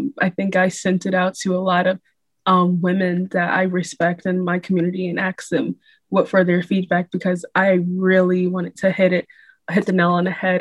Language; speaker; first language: English; native; English